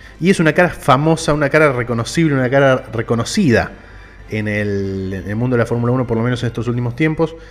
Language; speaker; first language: Spanish; native; Spanish